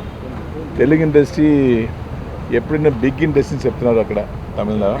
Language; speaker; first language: Telugu; non-native, learner; Tamil